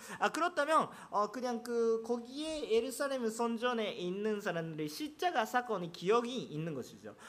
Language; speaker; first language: Korean; non-native, fluent; Japanese